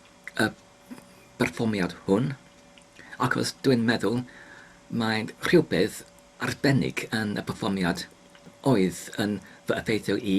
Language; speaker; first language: Welsh; non-native, learner; English